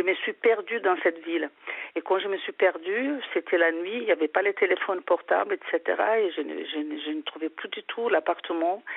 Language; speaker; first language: French; non-native, fluent; Portuguese